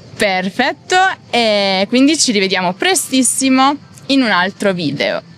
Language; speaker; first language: Italian; native; Italian